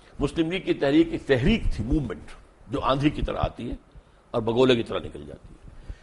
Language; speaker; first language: Urdu; native; Urdu